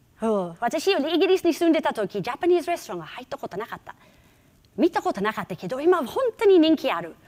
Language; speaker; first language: Japanese; non-native, fluent; English